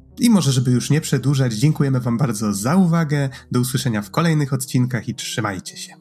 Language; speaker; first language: Polish; native; Polish